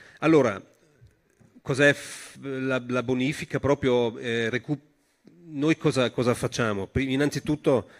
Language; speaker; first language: Italian; non-native, local second language; German